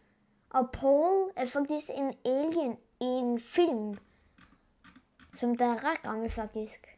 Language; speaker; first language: Danish; early bilingual, other home language; Spanish